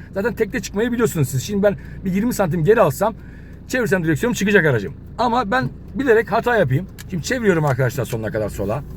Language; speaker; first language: Turkish; native; Turkish